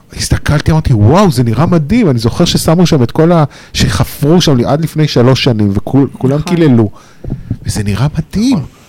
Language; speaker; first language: Hebrew; native; Hebrew